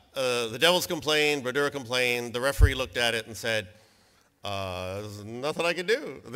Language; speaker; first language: English; native; English